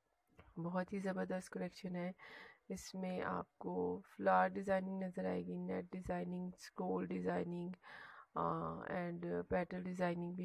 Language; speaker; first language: Hindi; native; Hindi